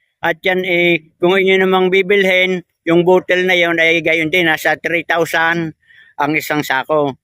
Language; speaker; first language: Filipino; native; Filipino